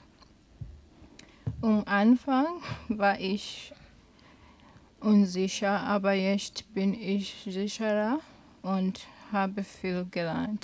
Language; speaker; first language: German; non-native, learner; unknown